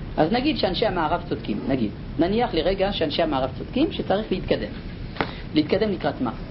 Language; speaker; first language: Hebrew; non-native, fluent; French